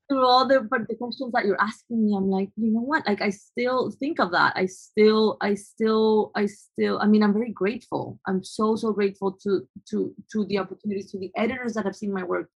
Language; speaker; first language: English; non-native, fluent; Spanish